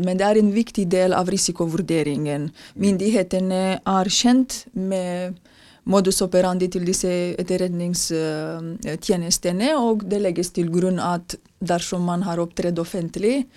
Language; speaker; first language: Norwegian; non-native, fluent; Romanian